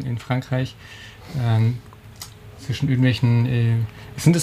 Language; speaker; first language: German; native; German